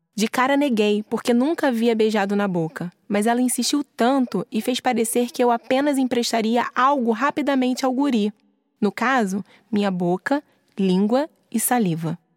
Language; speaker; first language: Portuguese; native; Portuguese